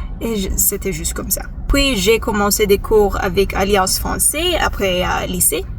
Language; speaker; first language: French; non-native, learner; English